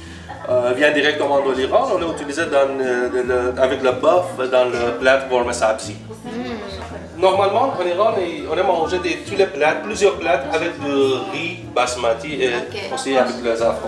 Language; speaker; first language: French; non-native, learner; Persian